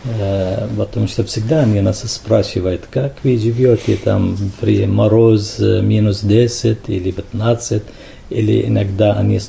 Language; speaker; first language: Russian; non-native, fluent; Arabic